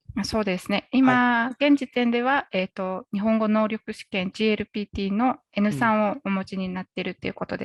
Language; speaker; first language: Japanese; non-native, fluent; Mongolian